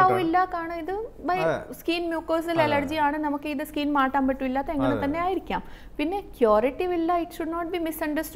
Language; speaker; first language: Malayalam; non-native, fluent; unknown